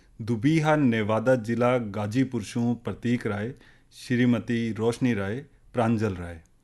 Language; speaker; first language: Hindi; native; Hindi